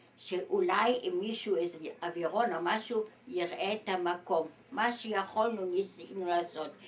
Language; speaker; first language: Hebrew; early bilingual, other home language; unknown